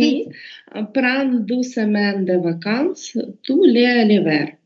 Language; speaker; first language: French; non-native, learner; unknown